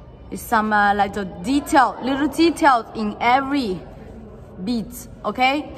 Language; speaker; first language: English; non-native, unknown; Chinese